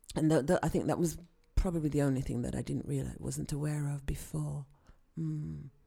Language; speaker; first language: English; native; English